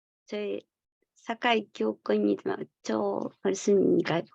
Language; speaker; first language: Korean; non-native, fluent; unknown